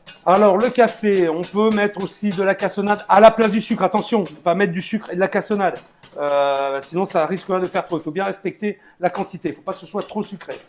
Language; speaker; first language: French; native; French